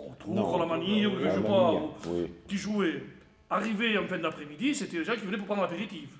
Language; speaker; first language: French; native; French